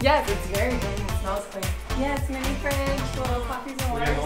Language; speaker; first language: English; native; English